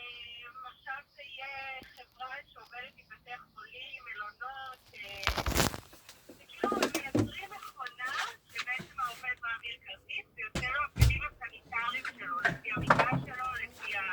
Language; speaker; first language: Hebrew; native; Hebrew